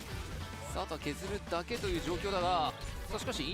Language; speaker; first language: Japanese; native; Japanese